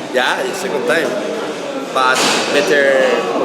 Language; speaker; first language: English; non-native, learner; Spanish